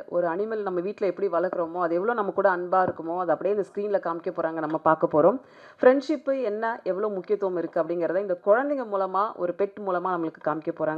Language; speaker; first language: Tamil; native; Tamil